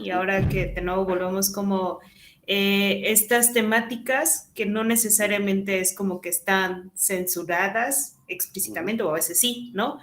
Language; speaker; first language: Spanish; native; Spanish